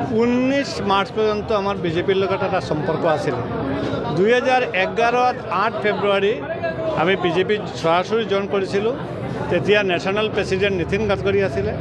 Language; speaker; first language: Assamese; non-native, local second language; Bangla